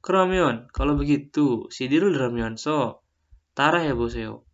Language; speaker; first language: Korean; non-native, fluent; Indonesian